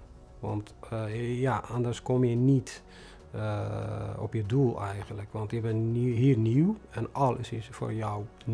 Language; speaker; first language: Dutch; non-native, fluent; Tigrinya